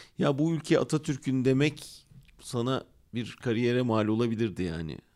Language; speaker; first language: Turkish; native; Turkish